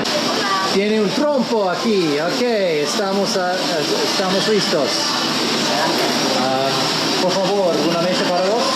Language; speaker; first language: Spanish; non-native, learner; English